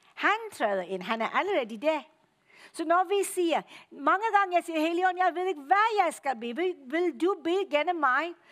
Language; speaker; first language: Danish; non-native, fluent; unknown